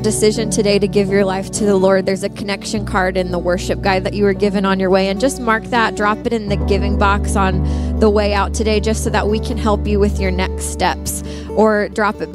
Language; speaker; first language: English; native; English